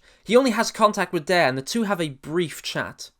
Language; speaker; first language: English; native; English